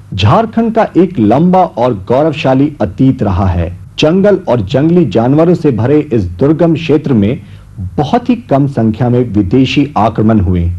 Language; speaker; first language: Hindi; native; Hindi